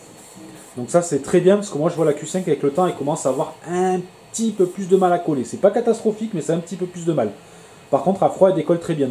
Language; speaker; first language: French; native; French